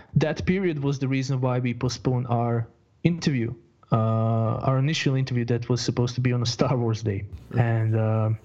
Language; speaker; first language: English; non-native, fluent; Croatian